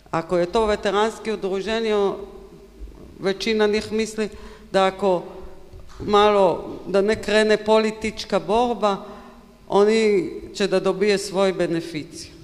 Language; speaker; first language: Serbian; non-native, learner; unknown